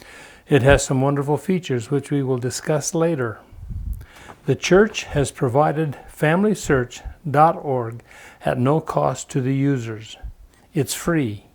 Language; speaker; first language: English; native; English